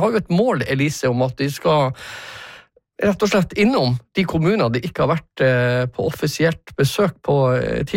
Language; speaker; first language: Norwegian; native; Norwegian